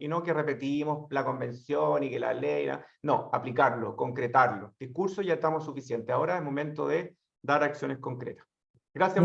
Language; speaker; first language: Spanish; native; Spanish